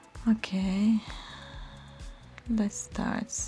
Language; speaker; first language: English; non-native, learner; Turkish